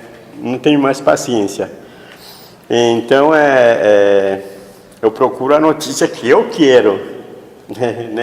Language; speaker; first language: Portuguese; non-native, fluent; Spanish